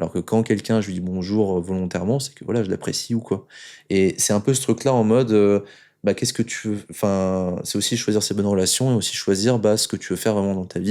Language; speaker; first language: French; native; French